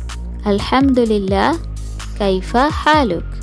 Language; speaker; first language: Arabic; non-native, fluent; Malayalam